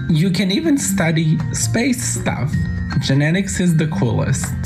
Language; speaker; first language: English; non-native, fluent; Bosnian